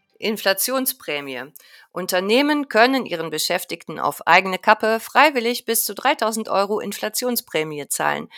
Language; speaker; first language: German; native; German